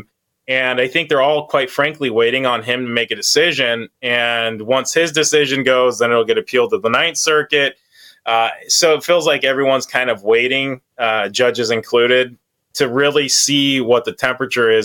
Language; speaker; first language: English; native; English